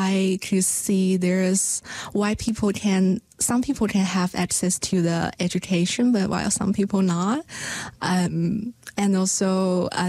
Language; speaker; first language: English; non-native, learner; Chinese